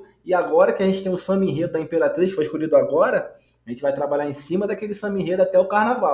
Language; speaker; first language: Portuguese; native; Portuguese